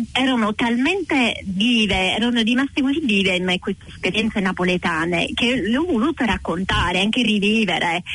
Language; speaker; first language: Italian; non-native, fluent; English